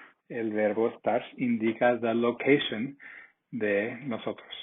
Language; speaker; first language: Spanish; non-native, fluent; English